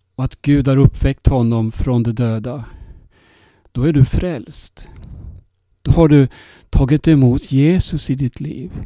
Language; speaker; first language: Spanish; non-native, fluent; Swedish